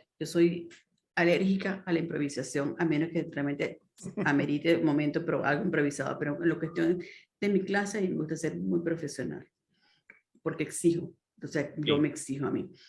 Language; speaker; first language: Spanish; native; Spanish